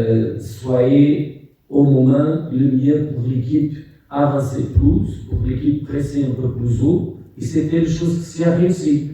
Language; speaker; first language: French; non-native, fluent; Portuguese